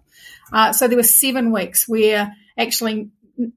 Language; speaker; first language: English; native; English